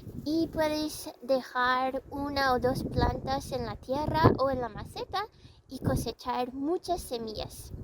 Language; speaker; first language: Spanish; non-native, fluent; English